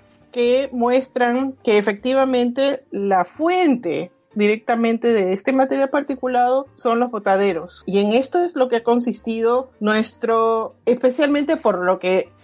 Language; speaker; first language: Spanish; native; Spanish